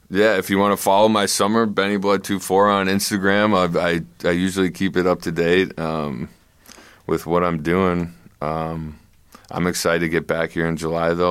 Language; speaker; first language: English; native; English